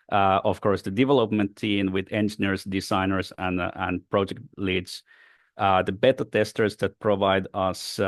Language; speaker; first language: English; non-native, learner; Finnish